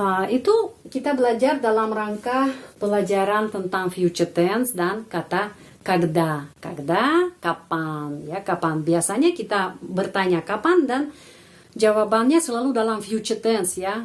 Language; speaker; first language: Indonesian; non-native, fluent; Russian